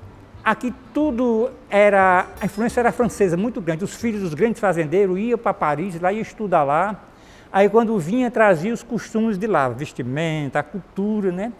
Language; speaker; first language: Portuguese; native; Portuguese